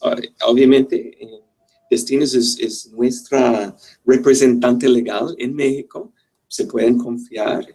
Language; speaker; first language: Spanish; non-native, fluent; English